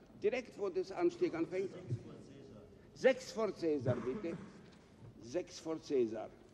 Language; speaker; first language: German; non-native, fluent; Romanian